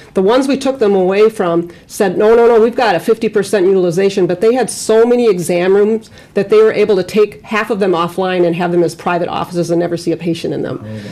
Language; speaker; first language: English; native; English